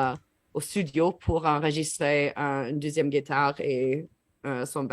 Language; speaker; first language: French; non-native, learner; English